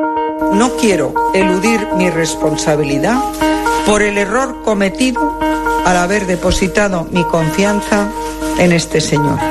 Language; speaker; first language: Spanish; native; Spanish